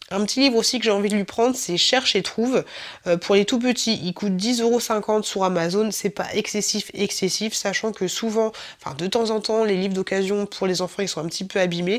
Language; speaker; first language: French; native; French